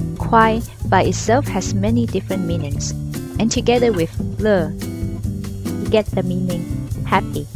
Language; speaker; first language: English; non-native, fluent; Chinese